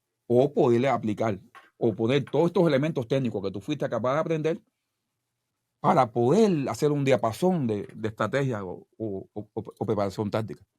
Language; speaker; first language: Spanish; native; Spanish